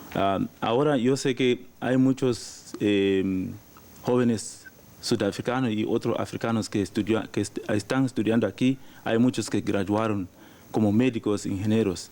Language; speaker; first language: Spanish; non-native, learner; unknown